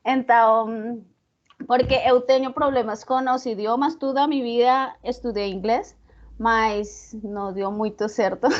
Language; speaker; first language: Portuguese; non-native, learner; Spanish